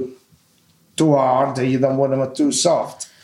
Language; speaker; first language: English; non-native, fluent; Italian